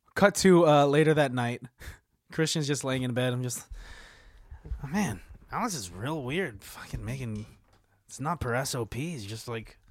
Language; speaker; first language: English; native; English